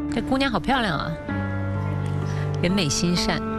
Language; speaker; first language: Chinese; native; Chinese